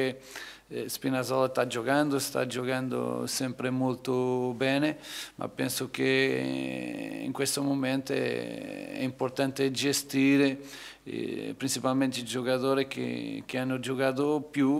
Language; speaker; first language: Italian; non-native, fluent; Portuguese